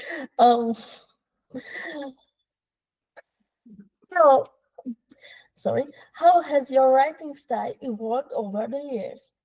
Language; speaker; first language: English; non-native, learner; Hungarian